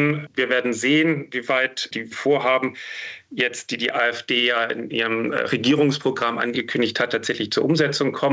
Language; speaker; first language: German; native; German